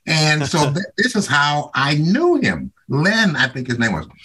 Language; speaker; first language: English; native; English